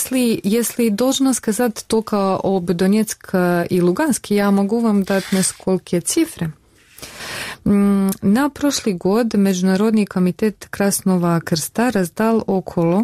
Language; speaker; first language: Russian; non-native, learner; Bosnian